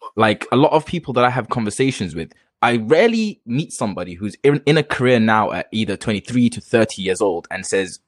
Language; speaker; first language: English; native; English